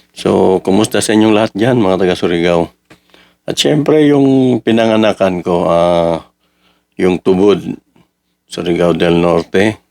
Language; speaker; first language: Filipino; non-native, local second language; Cebuano